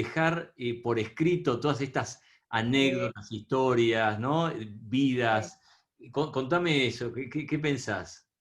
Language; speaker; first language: Spanish; native; Spanish